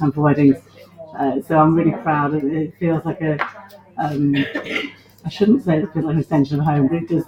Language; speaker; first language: English; native; English